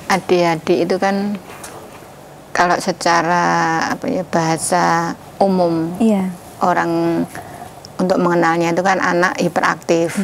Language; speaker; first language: Indonesian; native; Indonesian